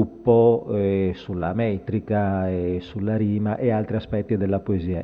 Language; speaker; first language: Italian; native; Italian